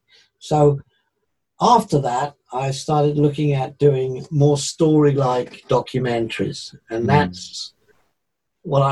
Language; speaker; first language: English; native; English